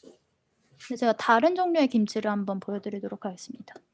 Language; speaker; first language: Korean; native; Korean